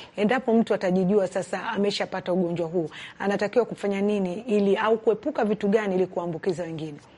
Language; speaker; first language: Swahili; native; Swahili